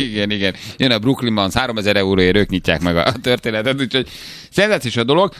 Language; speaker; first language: Hungarian; native; Hungarian